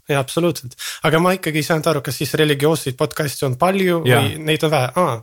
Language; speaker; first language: Estonian; non-native, local second language; Russian